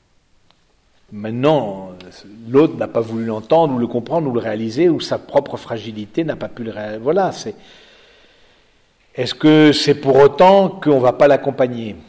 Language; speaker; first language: French; native; French